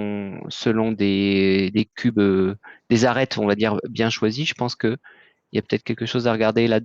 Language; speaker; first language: French; native; French